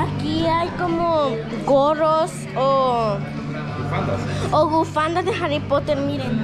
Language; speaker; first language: Spanish; native; Spanish